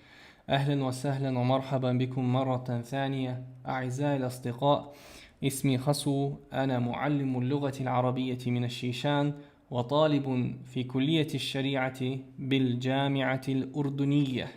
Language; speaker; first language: Arabic; non-native, fluent; Chechen